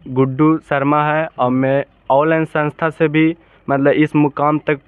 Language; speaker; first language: Hindi; native; Hindi